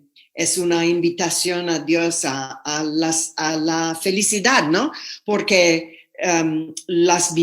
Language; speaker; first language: Spanish; non-native, fluent; English